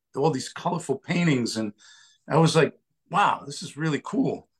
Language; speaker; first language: English; early bilingual, other home language; Italian